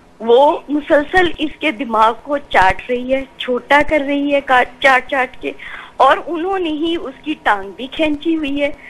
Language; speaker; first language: Urdu; native; Urdu